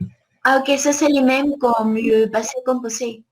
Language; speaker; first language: French; non-native, learner; Spanish